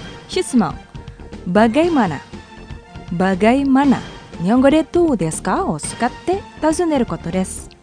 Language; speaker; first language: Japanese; non-native, fluent; Indonesian